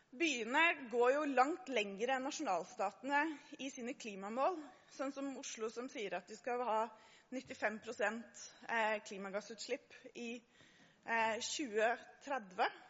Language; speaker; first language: Norwegian; native; Norwegian